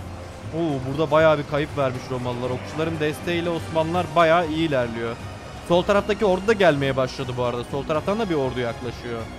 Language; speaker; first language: Turkish; native; Turkish